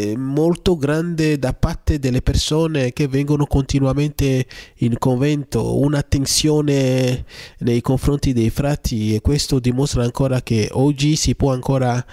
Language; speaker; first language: Italian; non-native, fluent; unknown